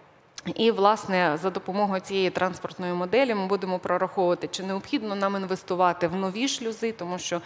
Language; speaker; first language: Ukrainian; native; Ukrainian